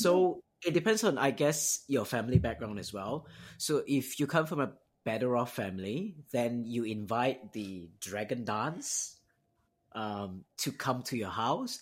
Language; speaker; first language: English; non-native, local second language; Cantonese